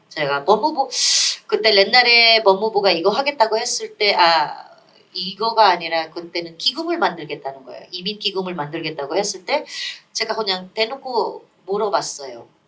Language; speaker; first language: Korean; non-native, fluent; Filipino